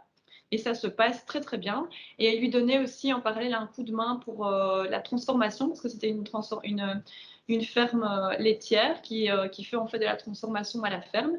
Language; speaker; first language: French; native; French